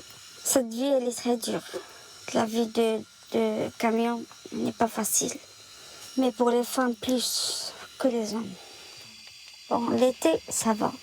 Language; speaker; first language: French; non-native, learner; Arabic